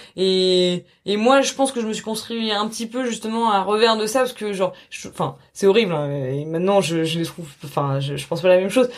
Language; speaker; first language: French; native; French